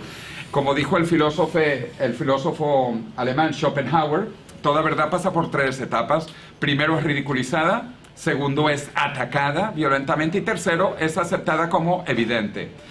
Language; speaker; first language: Spanish; native; Spanish